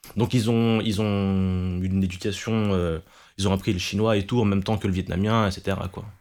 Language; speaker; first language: French; early bilingual, other home language; Cantonese